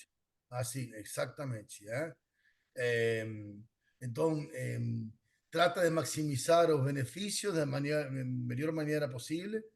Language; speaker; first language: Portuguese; non-native, learner; Spanish